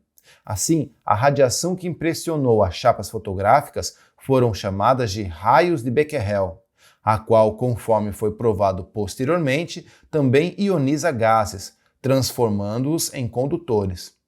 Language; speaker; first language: Portuguese; native; Portuguese